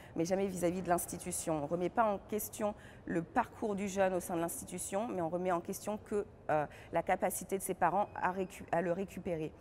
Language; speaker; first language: French; native; French